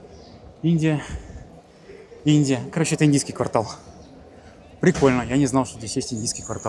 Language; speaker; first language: Russian; native; Russian